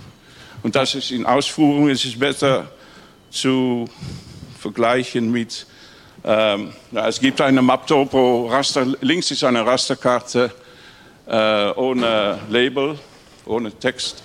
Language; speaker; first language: German; non-native, learner; Dutch